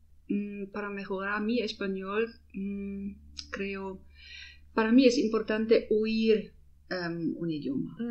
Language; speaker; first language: Spanish; non-native, learner; German